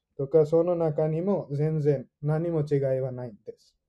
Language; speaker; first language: Japanese; non-native, fluent; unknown